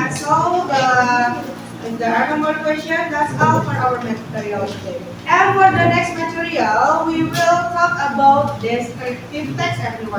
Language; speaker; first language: English; non-native, fluent; Indonesian